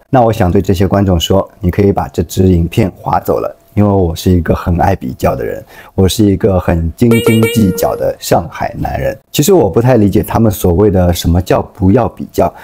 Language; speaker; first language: Chinese; native; Chinese